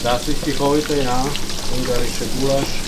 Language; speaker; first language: German; non-native, fluent; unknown